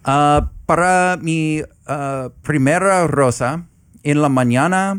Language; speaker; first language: Spanish; non-native, learner; English